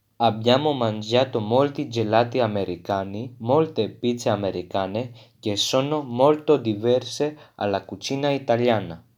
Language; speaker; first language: Italian; non-native, learner; French